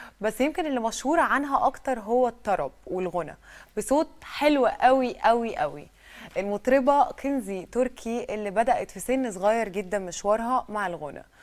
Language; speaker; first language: Arabic; native; Arabic